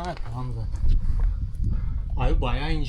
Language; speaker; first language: Turkish; native; Turkish